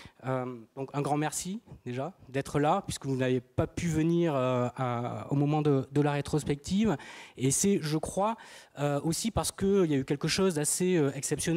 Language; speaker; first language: French; native; French